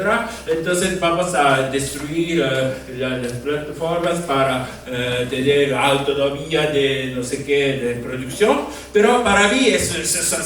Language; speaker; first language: Spanish; non-native, fluent; Japanese